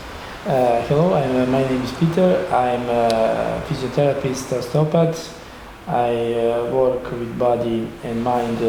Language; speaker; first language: English; non-native, learner; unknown